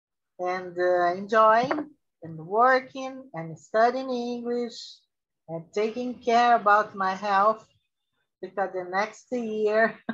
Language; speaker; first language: English; non-native, learner; Portuguese